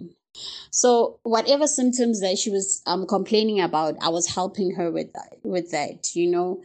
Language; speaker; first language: English; non-native, local second language; Tswana